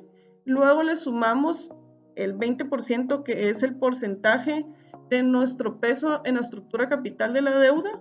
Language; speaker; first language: Spanish; native; Spanish